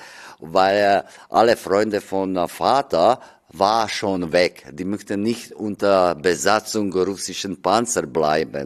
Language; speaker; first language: German; non-native, learner; Slovak